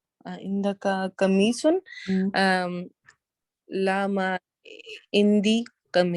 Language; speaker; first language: Arabic; non-native, learner; Urdu